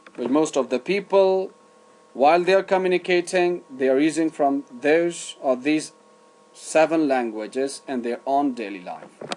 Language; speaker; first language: English; non-native, fluent; Persian